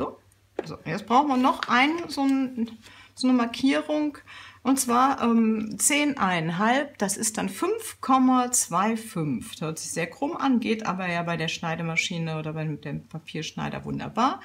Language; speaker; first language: German; native; German